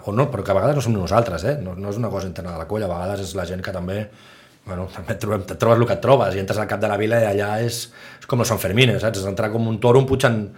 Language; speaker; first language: Catalan; native; Catalan